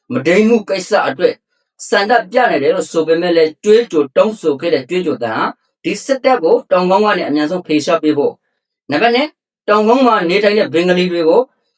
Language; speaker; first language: Burmese; native; Burmese